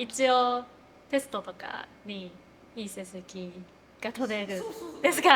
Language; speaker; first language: Japanese; non-native, fluent; Chinese